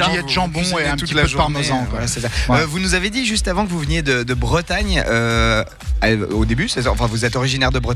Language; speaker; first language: French; native; French